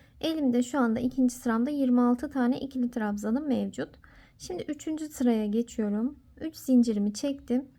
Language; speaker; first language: Turkish; native; Turkish